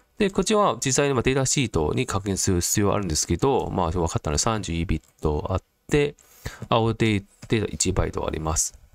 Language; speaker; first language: Japanese; non-native, fluent; Cantonese